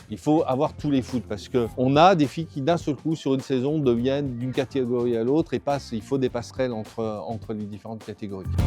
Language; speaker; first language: French; native; French